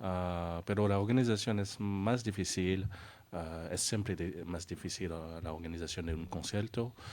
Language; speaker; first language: Spanish; non-native, learner; French